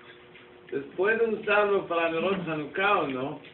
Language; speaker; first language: Spanish; non-native, learner; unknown